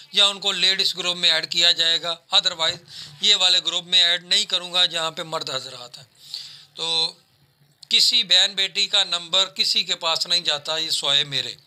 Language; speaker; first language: Urdu; non-native, local second language; Punjabi